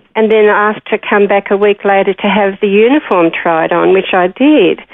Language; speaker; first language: English; native; English